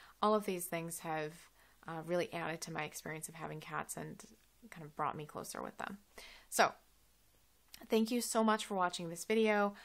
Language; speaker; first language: English; native; English